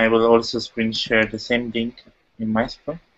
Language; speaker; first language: English; non-native, fluent; Italian